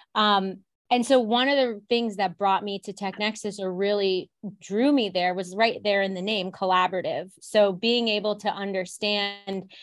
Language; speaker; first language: English; native; English